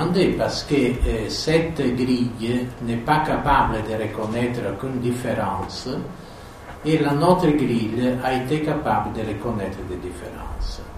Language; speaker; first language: French; non-native, fluent; Italian